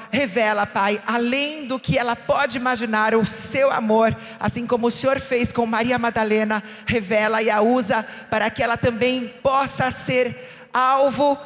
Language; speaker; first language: Portuguese; native; Portuguese